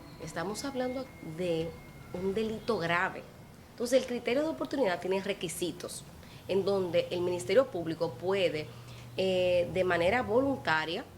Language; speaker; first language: Spanish; native; Spanish